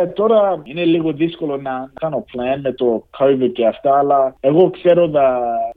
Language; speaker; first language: Greek; early bilingual, heritage; English